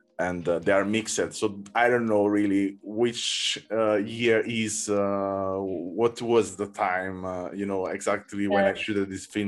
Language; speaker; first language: English; non-native, learner; Italian